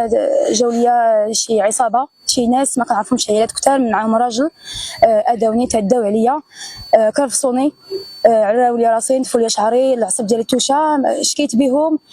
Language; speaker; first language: Arabic; early bilingual, heritage; Arabic